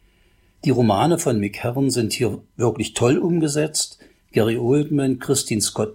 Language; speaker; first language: German; native; German